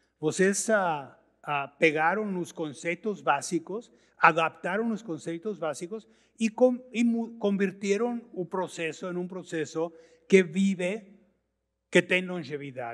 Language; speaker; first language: Portuguese; non-native, learner; Spanish